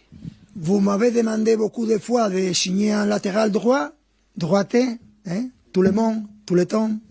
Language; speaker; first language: French; non-native, fluent; Spanish